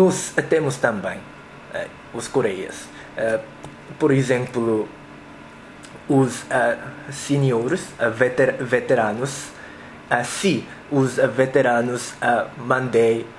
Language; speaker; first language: Portuguese; non-native, learner; Korean